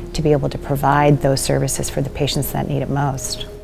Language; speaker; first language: English; native; English